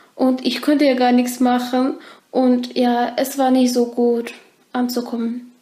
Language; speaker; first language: German; non-native, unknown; Turkish